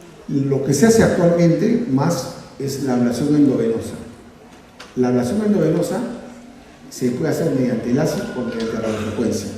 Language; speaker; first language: Spanish; native; Spanish